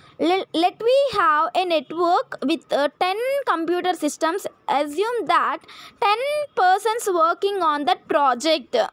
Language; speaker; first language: Telugu; native; Telugu